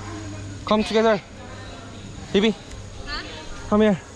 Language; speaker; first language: English; non-native, learner; Korean